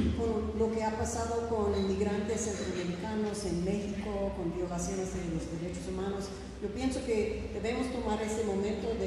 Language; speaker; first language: Spanish; non-native, fluent; English